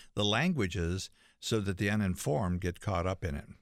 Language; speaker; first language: English; native; English